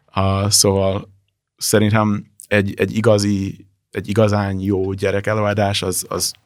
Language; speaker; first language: Hungarian; non-native, fluent; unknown